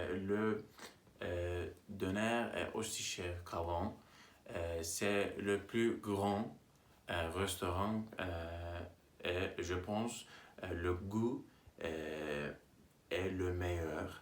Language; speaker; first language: French; non-native, learner; Turkish